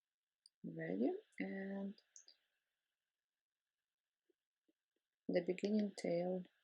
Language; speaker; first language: English; non-native, fluent; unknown